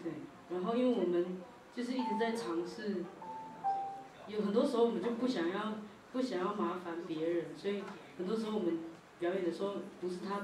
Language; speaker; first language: Chinese; native; Chinese